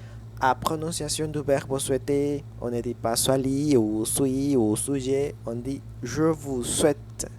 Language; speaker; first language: French; non-native, fluent; Spanish